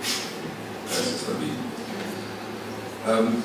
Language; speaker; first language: Spanish; non-native, fluent; German